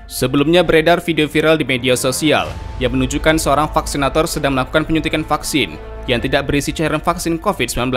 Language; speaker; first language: Indonesian; native; Indonesian